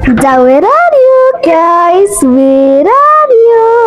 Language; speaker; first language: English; non-native, learner; Mongolian